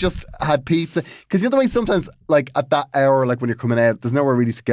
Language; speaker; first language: English; native; English